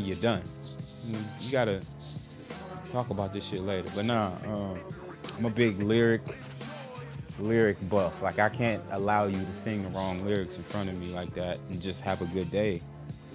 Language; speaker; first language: English; native; English